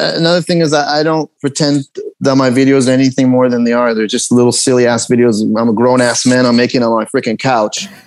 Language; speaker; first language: English; early bilingual, other home language; Persian